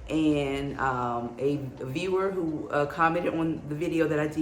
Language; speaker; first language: English; native; English